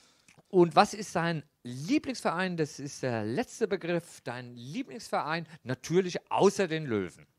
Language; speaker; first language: German; native; German